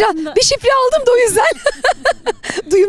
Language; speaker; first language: Turkish; native; Turkish